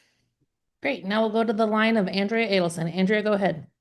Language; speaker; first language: English; native; English